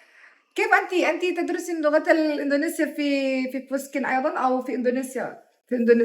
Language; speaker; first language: Arabic; non-native, learner; Indonesian